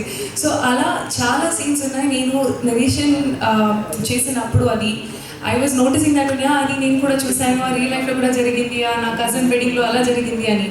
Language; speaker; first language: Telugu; non-native, local second language; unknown